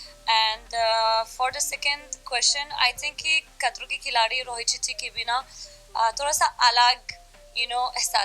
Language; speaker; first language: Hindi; non-native, learner; Arabic